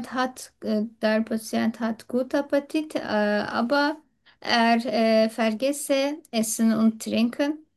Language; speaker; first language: German; non-native, learner; Turkish